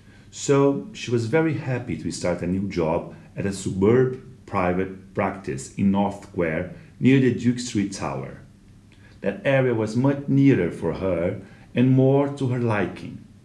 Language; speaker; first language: English; non-native, fluent; Portuguese